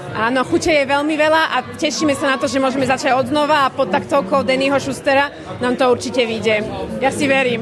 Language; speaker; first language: Slovak; native; Slovak